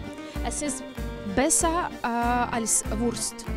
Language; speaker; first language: German; non-native, learner; Russian